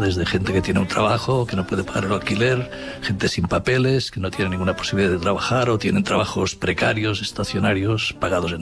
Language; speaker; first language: Spanish; native; Spanish